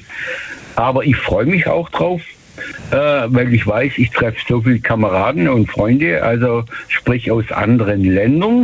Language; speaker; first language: German; native; German